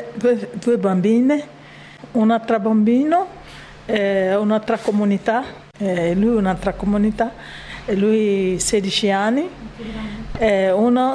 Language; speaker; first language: Italian; non-native, learner; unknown